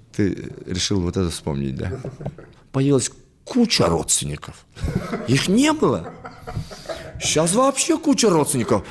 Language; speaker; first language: Russian; non-native, local second language; Yakut